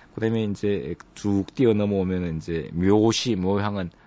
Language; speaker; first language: Korean; native; Korean